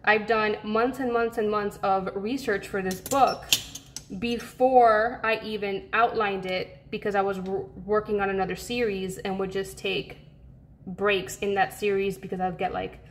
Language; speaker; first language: English; native; English